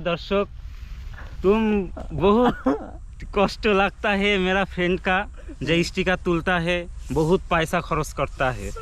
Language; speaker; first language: Hindi; non-native, learner; Bangla